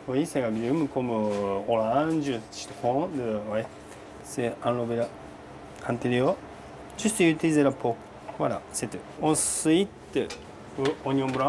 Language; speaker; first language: French; non-native, learner; Japanese